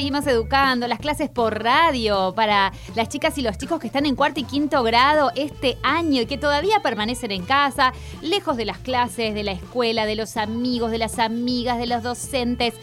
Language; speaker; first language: Spanish; native; Spanish